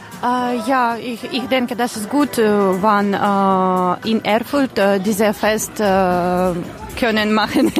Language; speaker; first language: German; non-native, learner; Ukrainian